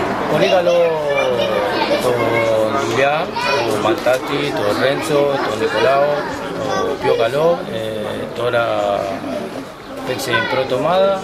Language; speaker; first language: Greek; non-native, learner; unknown